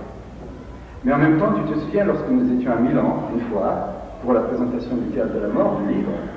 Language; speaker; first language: French; native; French